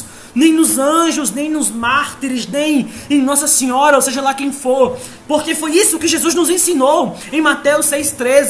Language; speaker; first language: Portuguese; native; Portuguese